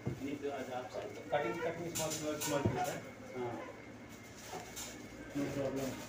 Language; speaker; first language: English; non-native, learner; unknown